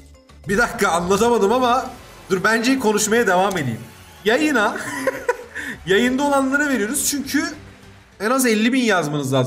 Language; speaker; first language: Turkish; native; Turkish